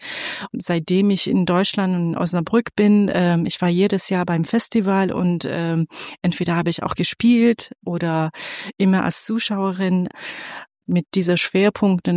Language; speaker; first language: German; non-native, fluent; Persian